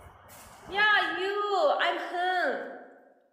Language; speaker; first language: English; non-native, learner; Korean